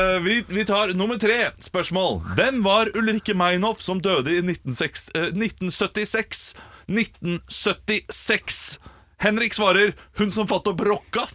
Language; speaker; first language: Norwegian; native; Norwegian